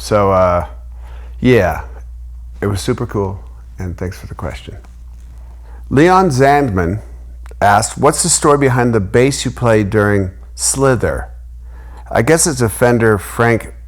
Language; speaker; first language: English; native; English